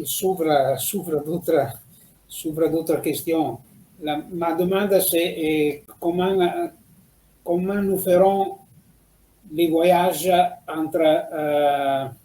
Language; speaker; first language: French; non-native, fluent; Italian